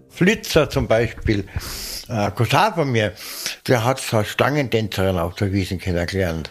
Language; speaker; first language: German; native; German